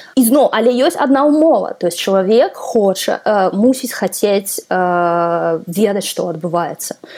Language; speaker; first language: Belarusian; non-native, local second language; Russian